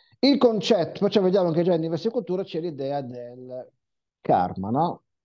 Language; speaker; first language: Italian; non-native, fluent; Hebrew